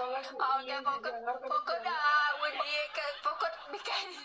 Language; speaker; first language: Indonesian; non-native, learner; Vietnamese